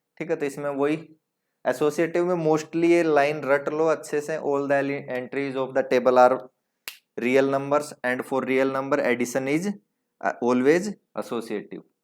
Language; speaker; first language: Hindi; native; Hindi